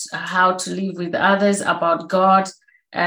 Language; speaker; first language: English; non-native, local second language; Shona